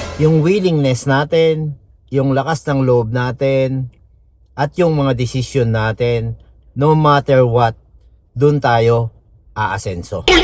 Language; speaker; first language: Filipino; native; Filipino